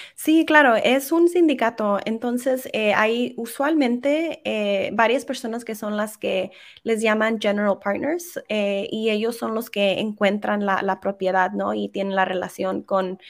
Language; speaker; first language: Spanish; early bilingual, heritage; Spanish